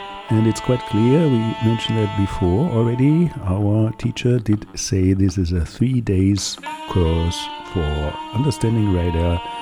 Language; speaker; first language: English; non-native, fluent; German